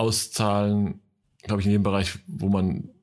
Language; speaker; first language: German; native; German